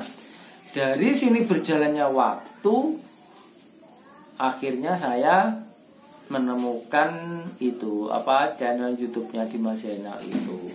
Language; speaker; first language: Indonesian; non-native, local second language; Javanese